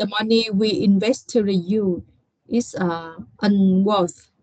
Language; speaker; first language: English; non-native, learner; Vietnamese